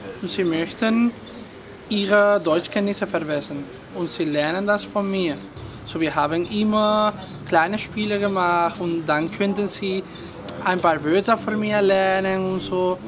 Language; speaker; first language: German; non-native, fluent; Spanish